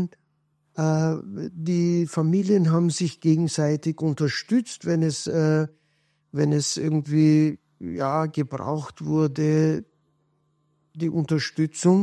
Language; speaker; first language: German; non-native, fluent; Kurdish